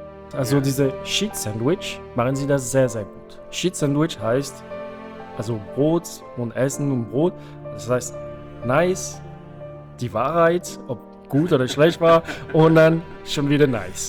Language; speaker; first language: German; non-native, fluent; French